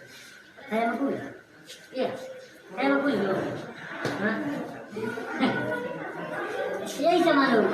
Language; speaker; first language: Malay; non-native, local second language; Nias